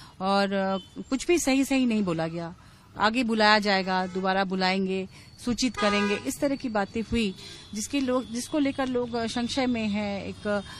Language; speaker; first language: Hindi; native; Hindi